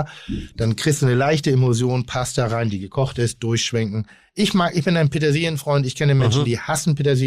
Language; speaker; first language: German; native; German